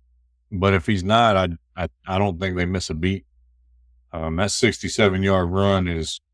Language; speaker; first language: English; native; English